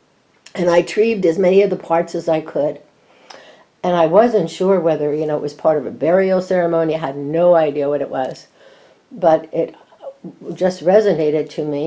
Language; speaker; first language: English; native; English